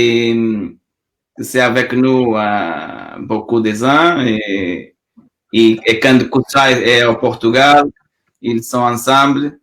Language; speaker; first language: French; non-native, learner; Portuguese